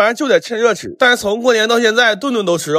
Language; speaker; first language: Chinese; native; Chinese